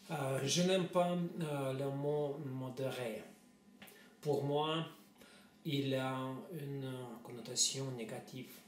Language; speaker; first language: French; non-native, fluent; Russian